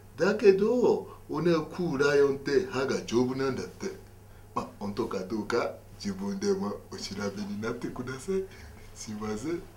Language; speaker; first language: Japanese; non-native, fluent; Yoruba